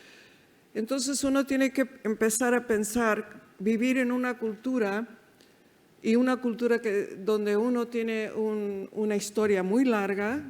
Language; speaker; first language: Spanish; early bilingual, heritage; Spanish